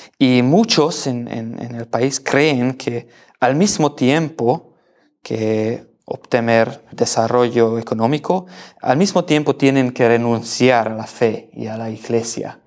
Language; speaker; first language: Spanish; non-native, learner; Hungarian